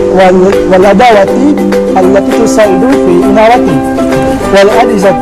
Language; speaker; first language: Arabic; non-native, learner; Malay